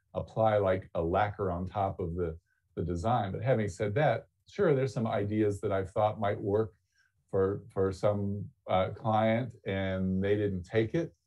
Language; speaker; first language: English; native; English